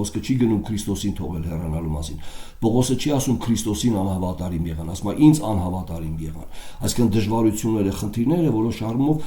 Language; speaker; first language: Armenian; native; Armenian